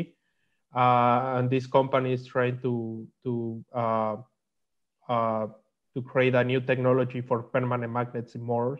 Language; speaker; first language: English; non-native, learner; Spanish